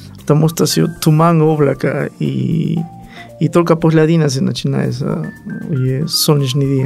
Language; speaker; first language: Russian; non-native, learner; Spanish